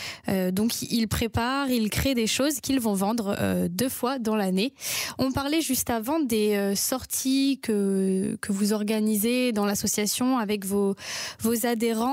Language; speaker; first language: French; native; French